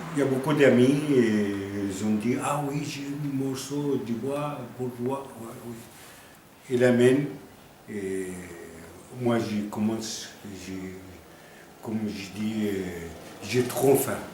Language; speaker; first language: French; non-native, learner; Arabic